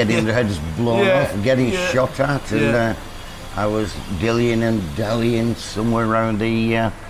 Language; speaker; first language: English; native; English